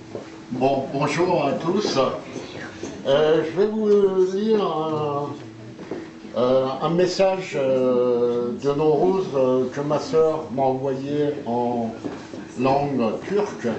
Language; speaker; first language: French; non-native, fluent; Azerbaijani